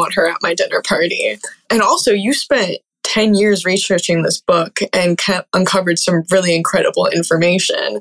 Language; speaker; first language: English; native; English